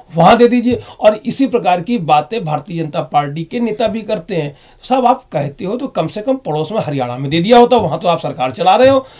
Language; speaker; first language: Hindi; native; Hindi